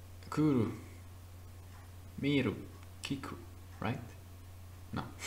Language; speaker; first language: English; non-native, fluent; Italian